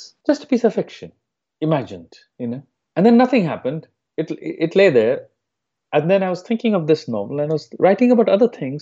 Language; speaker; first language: English; non-native, local second language; Hindi